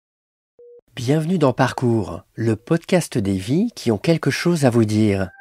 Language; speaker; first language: French; native; French